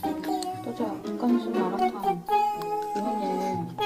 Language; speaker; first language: Chinese; non-native, fluent; Korean